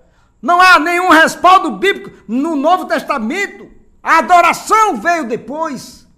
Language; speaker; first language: Portuguese; native; Portuguese